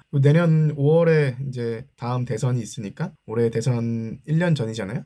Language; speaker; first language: Korean; native; Korean